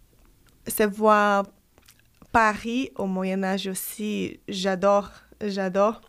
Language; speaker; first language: French; non-native, fluent; Portuguese